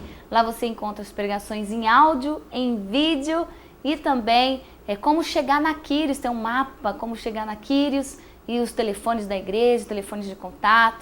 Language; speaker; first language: Portuguese; native; Portuguese